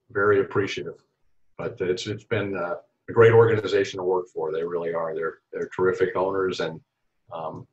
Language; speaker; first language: English; native; English